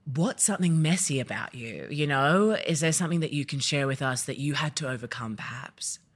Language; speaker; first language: English; early bilingual, other home language; Yoruba